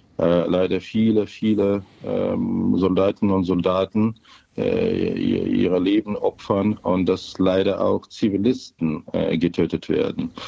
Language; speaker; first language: German; non-native, fluent; Ukrainian